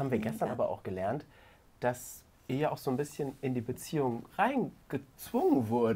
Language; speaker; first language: German; native; German